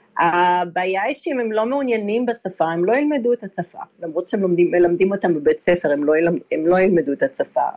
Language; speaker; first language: Hebrew; early bilingual, other home language; Polish